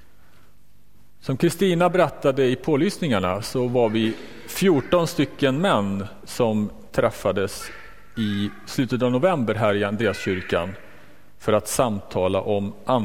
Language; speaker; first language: Swedish; native; Swedish